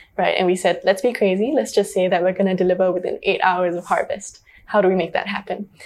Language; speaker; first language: English; native; English